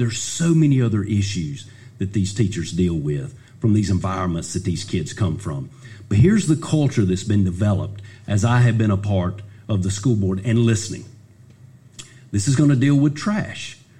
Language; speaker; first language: English; native; English